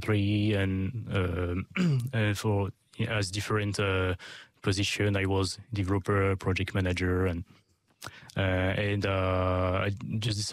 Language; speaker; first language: English; non-native, learner; French